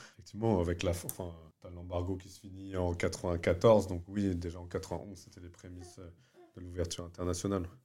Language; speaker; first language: French; early bilingual, other home language; Vietnamese